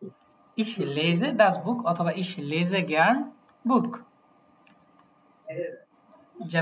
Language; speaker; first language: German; non-native, fluent; Bangla